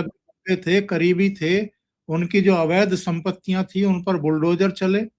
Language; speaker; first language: Hindi; native; Hindi